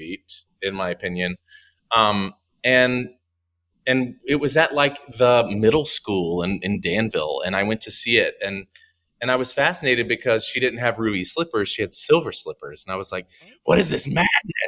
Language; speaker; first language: English; native; English